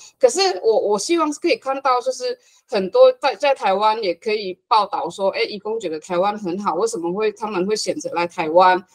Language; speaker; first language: Chinese; non-native, fluent; Hakka Chinese